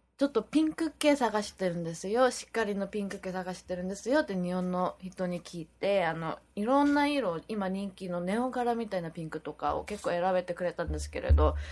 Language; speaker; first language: Japanese; non-native, fluent; Korean